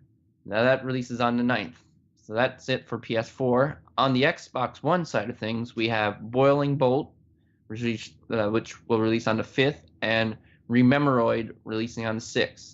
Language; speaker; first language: English; native; English